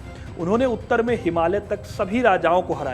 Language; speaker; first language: Hindi; native; Hindi